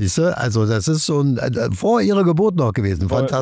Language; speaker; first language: German; native; German